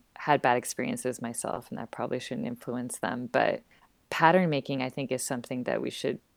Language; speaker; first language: English; native; English